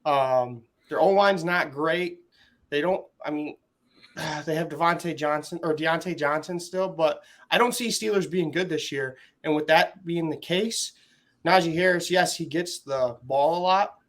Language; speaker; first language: English; native; English